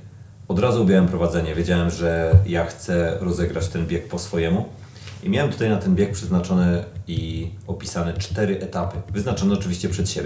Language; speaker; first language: Polish; native; Polish